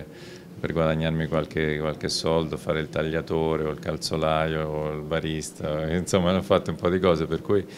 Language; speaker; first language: Italian; native; Italian